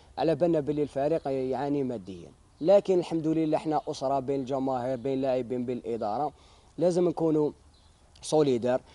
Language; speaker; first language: Arabic; native; Arabic